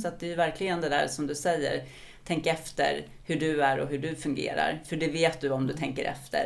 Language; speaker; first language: Swedish; native; Swedish